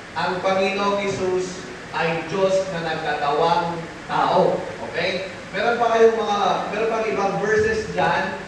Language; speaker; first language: Filipino; non-native, local second language; Iloko